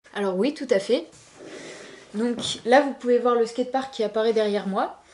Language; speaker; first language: French; native; French